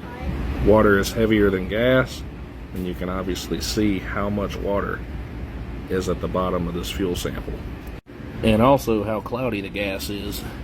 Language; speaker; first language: English; native; English